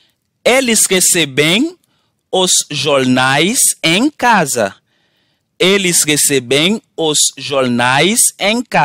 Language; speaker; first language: Portuguese; non-native, fluent; Haitian Creole